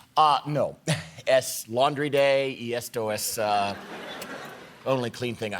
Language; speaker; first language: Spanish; non-native, learner; English